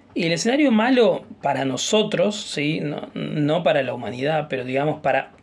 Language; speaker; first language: Spanish; native; Spanish